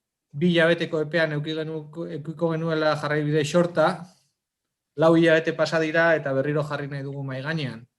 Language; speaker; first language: Basque; native; Basque